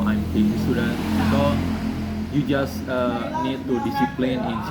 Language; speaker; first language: English; non-native, learner; Indonesian